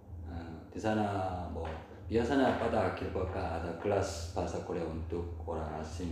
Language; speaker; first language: Indonesian; non-native, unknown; Korean